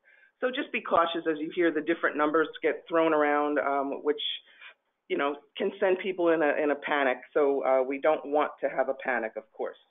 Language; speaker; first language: English; native; English